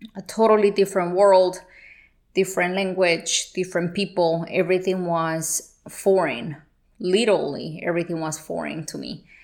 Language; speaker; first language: English; early bilingual, other home language; Spanish